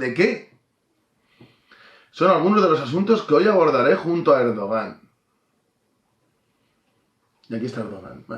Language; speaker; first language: Spanish; native; Spanish